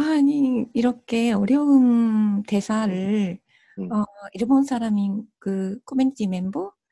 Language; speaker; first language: Korean; non-native, fluent; Japanese